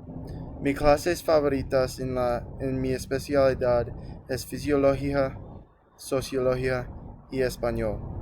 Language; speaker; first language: Spanish; non-native, learner; English